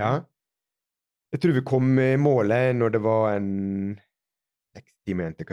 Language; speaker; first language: Norwegian; native; Norwegian